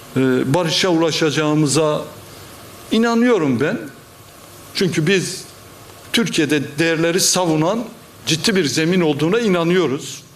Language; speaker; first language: Turkish; non-native, local second language; Kurdish